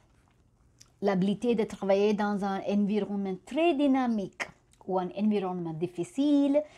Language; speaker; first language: French; non-native, fluent; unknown